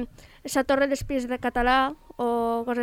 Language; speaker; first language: Catalan; non-native, local second language; Spanish